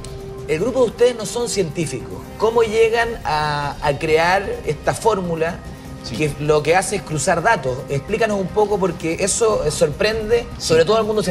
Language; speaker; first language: Spanish; native; Spanish